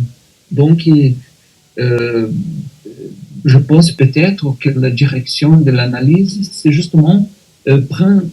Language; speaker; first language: French; non-native, fluent; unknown